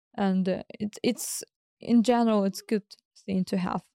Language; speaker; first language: English; non-native, fluent; Ukrainian